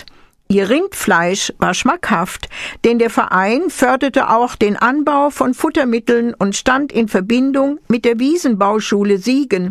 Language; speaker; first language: German; native; German